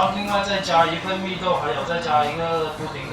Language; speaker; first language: Chinese; native; Chinese